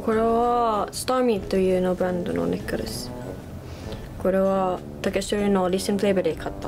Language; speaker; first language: Japanese; non-native, learner; English